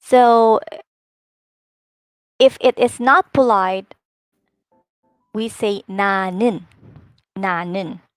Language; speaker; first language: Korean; non-native, fluent; Filipino